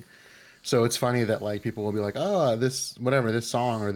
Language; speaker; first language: English; early bilingual, other home language; Spanish